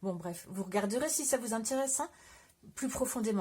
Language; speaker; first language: French; native; French